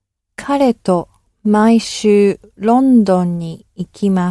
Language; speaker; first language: Japanese; non-native, learner; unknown